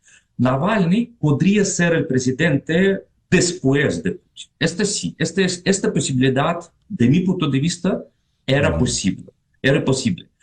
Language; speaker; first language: Spanish; non-native, fluent; Russian